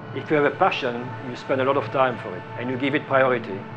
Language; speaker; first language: English; non-native, fluent; French